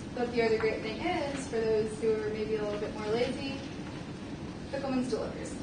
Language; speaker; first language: English; native; English